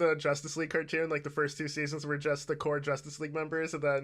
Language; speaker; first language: English; native; English